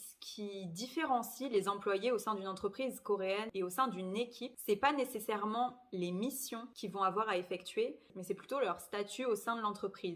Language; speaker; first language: French; native; French